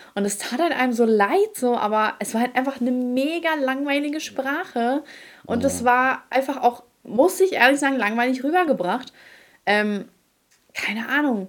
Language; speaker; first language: German; early bilingual, other home language; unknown